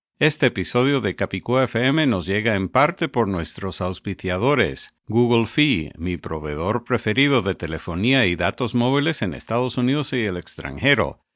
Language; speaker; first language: Spanish; non-native, fluent; English